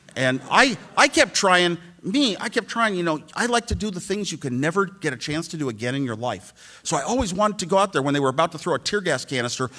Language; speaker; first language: English; native; English